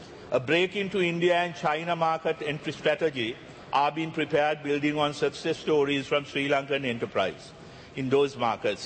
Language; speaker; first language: English; non-native, local second language; Sinhala